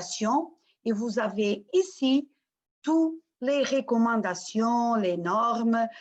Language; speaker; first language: French; non-native, fluent; Portuguese